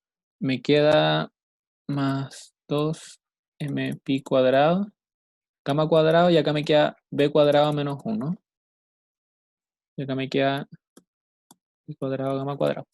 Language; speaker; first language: Spanish; native; Spanish